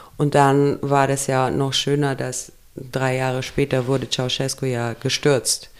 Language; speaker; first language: German; early bilingual, other home language; Romanian